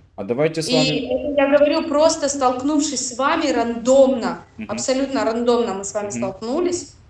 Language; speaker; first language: Russian; native; Russian